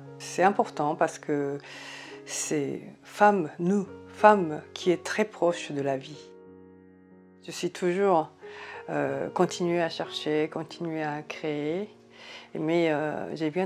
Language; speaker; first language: French; non-native, fluent; Japanese